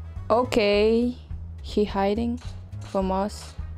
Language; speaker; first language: English; non-native, learner; Indonesian